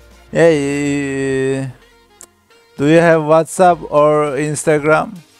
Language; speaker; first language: English; non-native, learner; Turkish